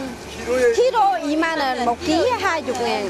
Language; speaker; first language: Korean; non-native, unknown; Vietnamese